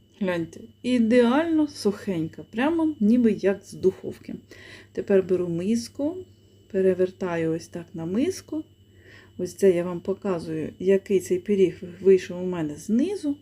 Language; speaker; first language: Ukrainian; native; Ukrainian